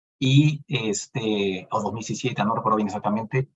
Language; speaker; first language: Spanish; native; Spanish